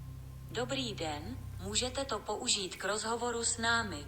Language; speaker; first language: Czech; non-native, learner; English